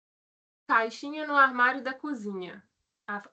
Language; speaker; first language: Portuguese; native; Portuguese